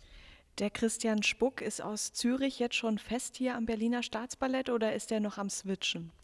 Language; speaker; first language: German; native; German